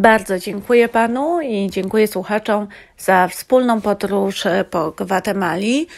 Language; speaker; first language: Polish; native; Polish